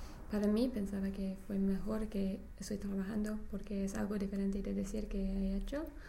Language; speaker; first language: Spanish; non-native, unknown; English